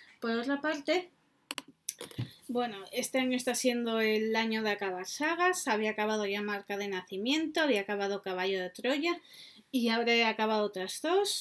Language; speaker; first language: Spanish; native; Spanish